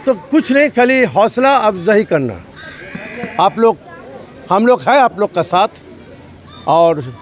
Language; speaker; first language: Hindi; non-native, local second language; Bangla